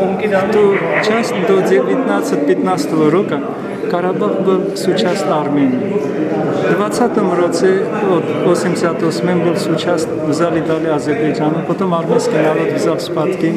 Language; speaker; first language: Czech; non-native, learner; Armenian